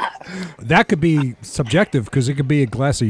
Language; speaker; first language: English; native; English